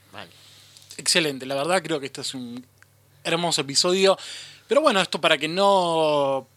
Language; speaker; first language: Spanish; native; Spanish